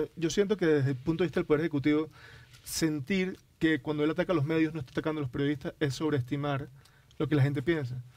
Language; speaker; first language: Spanish; native; Spanish